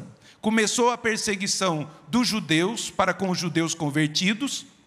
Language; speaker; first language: Portuguese; native; Portuguese